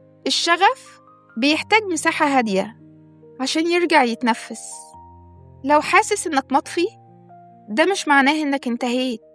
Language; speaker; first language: Arabic; native; Arabic